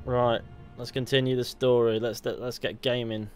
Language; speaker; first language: English; native; English